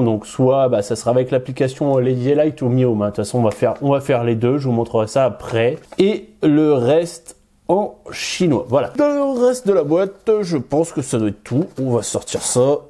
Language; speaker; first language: French; native; French